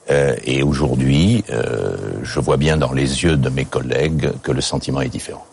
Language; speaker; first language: French; native; French